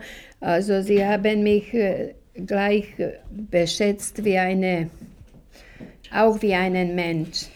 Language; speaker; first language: German; non-native, fluent; Slovak